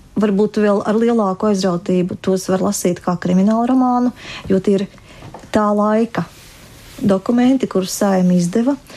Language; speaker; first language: Latvian; native; Latvian